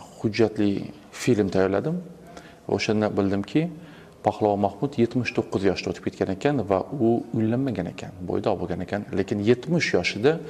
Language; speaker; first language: Uzbek; non-native, local second language; Russian